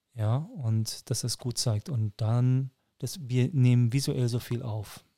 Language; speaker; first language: German; native; German